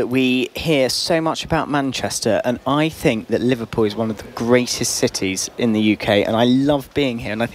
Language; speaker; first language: English; native; English